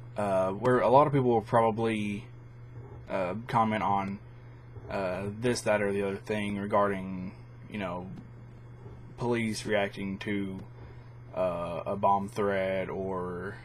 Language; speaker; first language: English; native; English